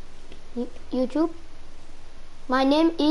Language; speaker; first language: English; non-native, learner; French